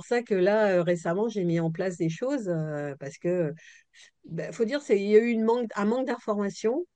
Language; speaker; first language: French; native; French